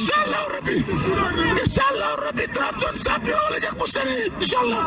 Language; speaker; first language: Turkish; non-native, learner; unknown